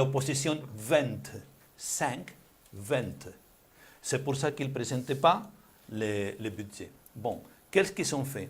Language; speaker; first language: French; non-native, learner; Spanish